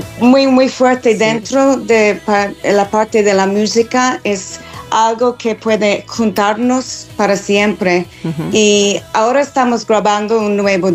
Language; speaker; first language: Spanish; non-native, fluent; English